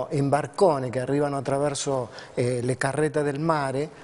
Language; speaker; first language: Italian; non-native, fluent; Spanish